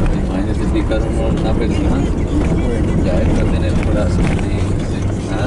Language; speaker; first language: Spanish; native; Spanish